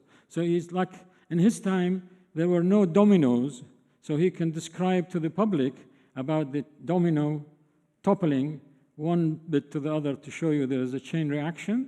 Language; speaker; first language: English; non-native, fluent; Arabic